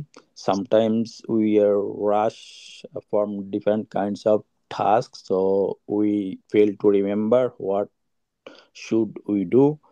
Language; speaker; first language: English; non-native, learner; Bangla